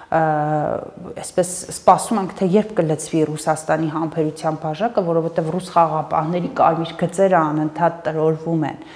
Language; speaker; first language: Armenian; native; Armenian